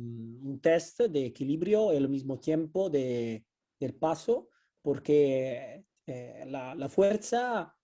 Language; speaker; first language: Spanish; non-native, fluent; Italian